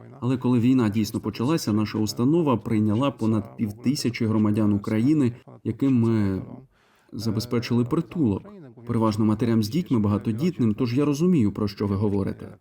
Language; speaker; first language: Ukrainian; non-native, fluent; Polish